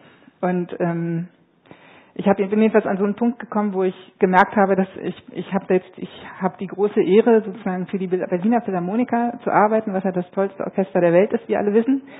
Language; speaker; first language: German; native; German